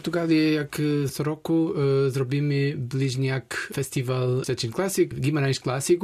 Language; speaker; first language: Polish; non-native, learner; Portuguese